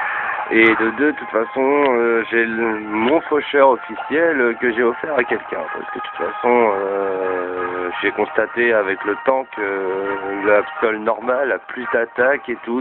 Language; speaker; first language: French; native; French